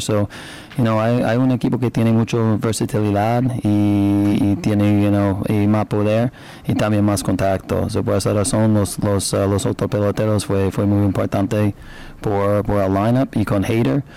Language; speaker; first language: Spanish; non-native, learner; English